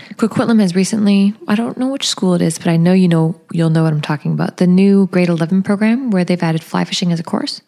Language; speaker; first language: English; native; English